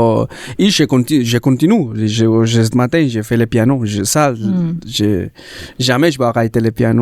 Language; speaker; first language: French; non-native, learner; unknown